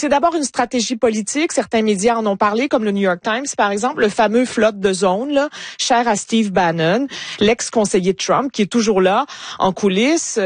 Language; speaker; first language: French; native; French